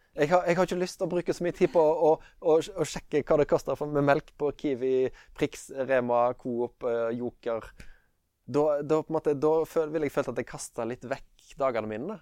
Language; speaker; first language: Norwegian; native; Norwegian